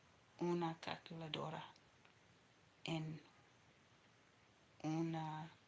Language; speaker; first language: Spanish; non-native, learner; English